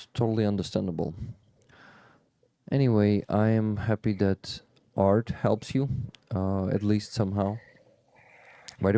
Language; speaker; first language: English; non-native, fluent; Ukrainian